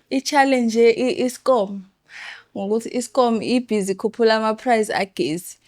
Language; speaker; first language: Zulu; non-native, local second language; Tsonga